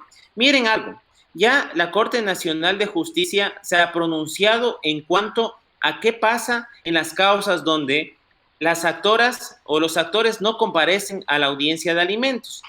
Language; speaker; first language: Spanish; native; Spanish